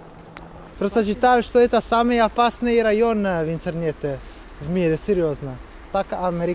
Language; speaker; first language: Russian; non-native, learner; Italian